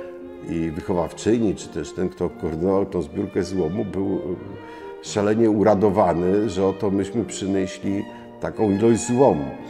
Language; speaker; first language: Polish; native; Polish